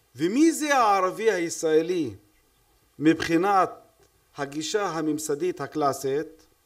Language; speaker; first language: Hebrew; non-native, local second language; Arabic